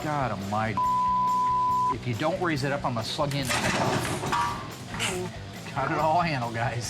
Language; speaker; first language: English; native; English